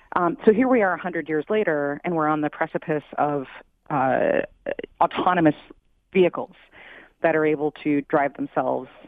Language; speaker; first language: English; native; English